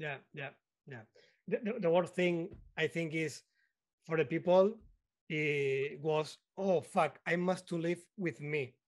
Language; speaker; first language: English; non-native, learner; Spanish